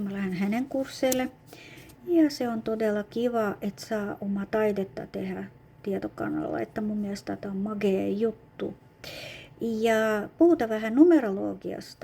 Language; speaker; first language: Finnish; non-native, fluent; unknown